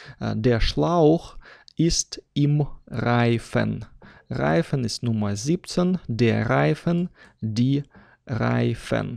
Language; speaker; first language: German; non-native, fluent; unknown